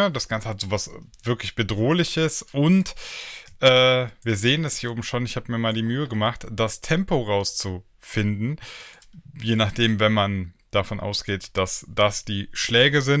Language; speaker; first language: German; native; German